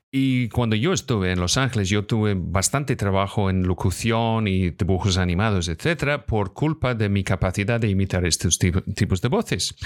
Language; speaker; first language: Spanish; non-native, fluent; English